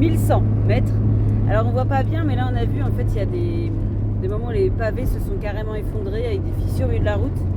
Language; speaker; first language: French; native; French